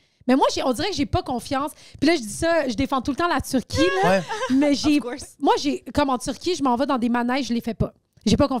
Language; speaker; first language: French; native; French